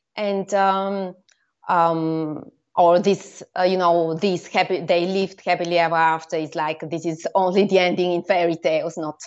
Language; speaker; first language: English; non-native, fluent; Bulgarian